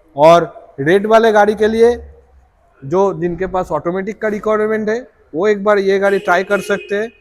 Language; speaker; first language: Hindi; non-native, local second language; Bangla